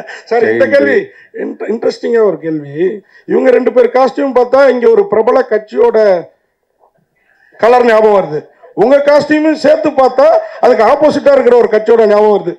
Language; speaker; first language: Tamil; native; Tamil